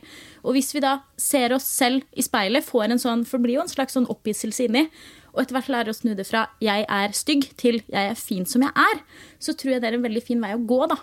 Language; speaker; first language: Norwegian; native; Norwegian